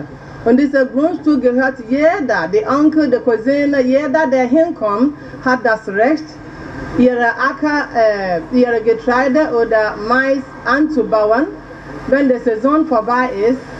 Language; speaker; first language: German; non-native, fluent; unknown